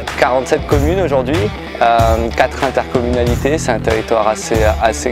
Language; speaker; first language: French; native; French